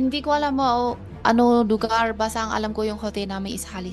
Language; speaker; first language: Filipino; early bilingual, other home language; Chinese